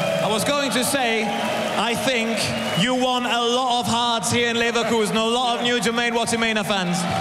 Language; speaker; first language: English; non-native, fluent; German